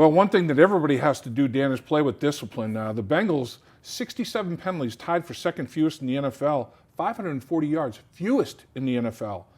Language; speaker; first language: English; native; English